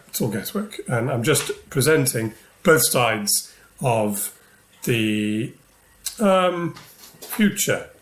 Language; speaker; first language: English; native; English